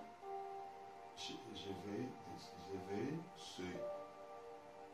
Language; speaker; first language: French; non-native, learner; English